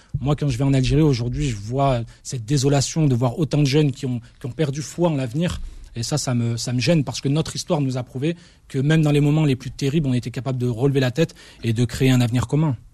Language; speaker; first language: French; early bilingual, other home language; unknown